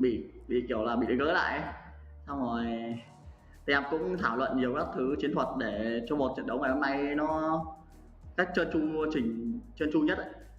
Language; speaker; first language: Vietnamese; native; Vietnamese